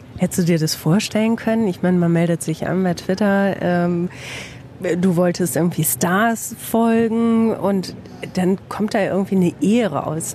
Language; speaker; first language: German; native; German